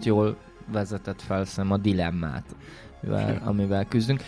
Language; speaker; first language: Hungarian; native; Hungarian